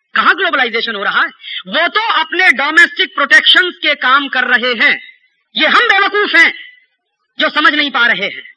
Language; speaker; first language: Hindi; native; Hindi